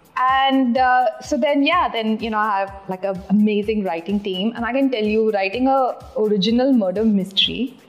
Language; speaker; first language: English; non-native, local second language; Tamil